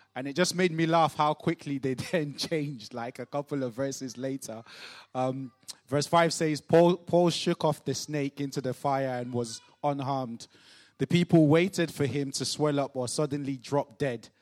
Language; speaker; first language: English; non-native, local second language; Yoruba